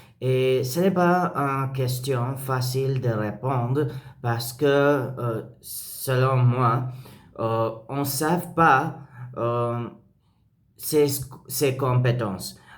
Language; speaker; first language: French; non-native, learner; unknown